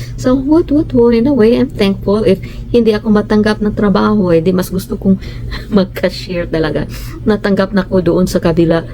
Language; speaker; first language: Filipino; non-native, local second language; Cebuano